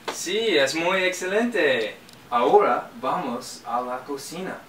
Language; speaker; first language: Spanish; non-native, learner; English